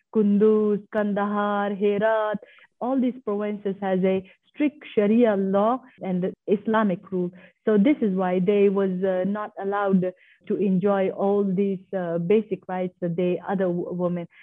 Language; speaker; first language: English; non-native, fluent; Persian